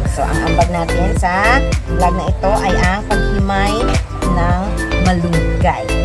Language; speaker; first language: Filipino; non-native, local second language; Cebuano